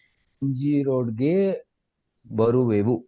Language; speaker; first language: Kannada; non-native, learner; Tamil